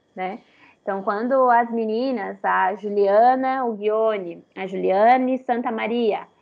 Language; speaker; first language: Portuguese; native; Portuguese